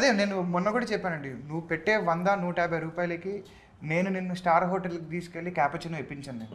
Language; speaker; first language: Telugu; native; Telugu